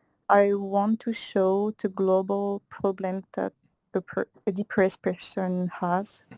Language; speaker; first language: English; non-native, fluent; Thai